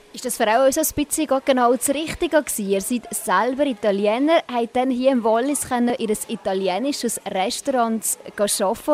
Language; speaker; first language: German; native; German